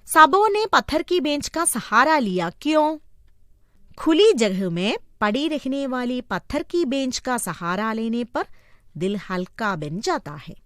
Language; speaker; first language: Hindi; non-native, local second language; Malayalam